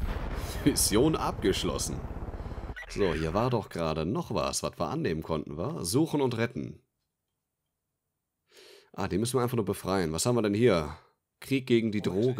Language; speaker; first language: German; native; German